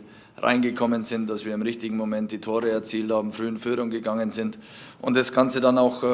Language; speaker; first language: German; native; German